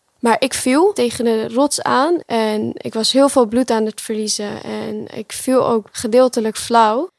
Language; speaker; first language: Dutch; early bilingual, other home language; Pashto